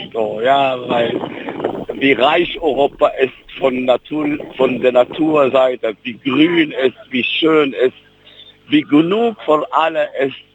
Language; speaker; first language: German; non-native, fluent; Arabic